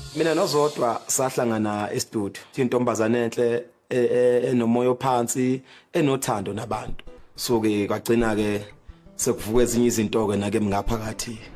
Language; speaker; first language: Zulu; native; Zulu